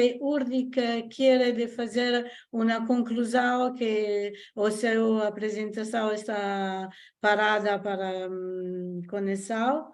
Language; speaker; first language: Portuguese; non-native, learner; Italian